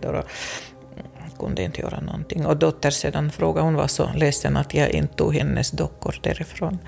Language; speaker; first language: Swedish; non-native, fluent; Russian